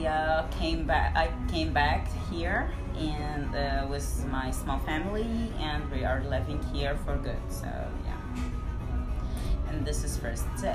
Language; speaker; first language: English; non-native, fluent; Arabic